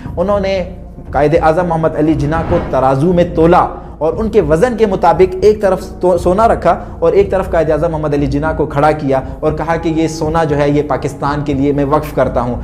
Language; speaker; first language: Urdu; non-native, local second language; Pashto